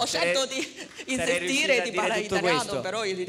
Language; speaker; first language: Italian; non-native, learner; Chinese